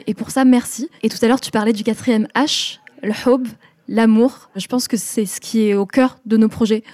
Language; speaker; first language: French; early bilingual, other home language; Arabic